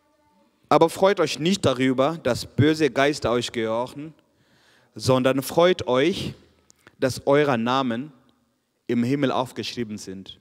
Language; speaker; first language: German; non-native, fluent; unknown